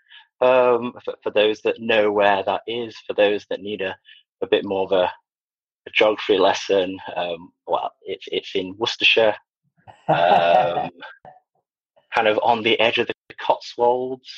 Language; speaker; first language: English; native; English